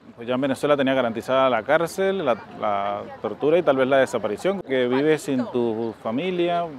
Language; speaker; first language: Spanish; native; Spanish